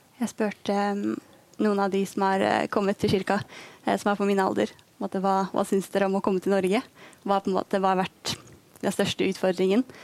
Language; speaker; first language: Norwegian; native; Norwegian